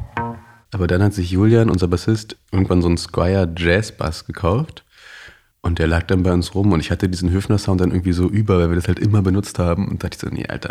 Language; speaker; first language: German; native; German